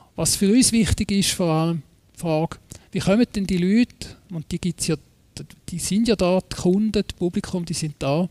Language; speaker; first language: German; native; German